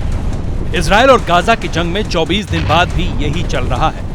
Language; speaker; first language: Hindi; native; Hindi